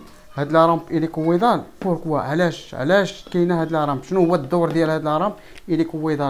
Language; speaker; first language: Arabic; native; Arabic